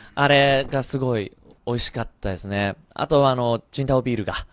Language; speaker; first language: Japanese; early bilingual, heritage; Japanese